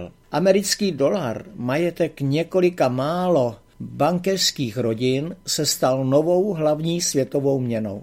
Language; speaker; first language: Czech; native; Czech